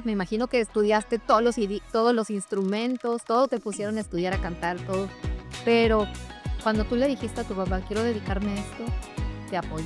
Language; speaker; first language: Spanish; native; Spanish